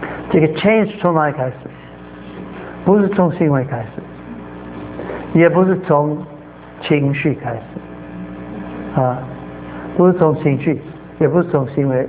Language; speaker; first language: Chinese; native; Chinese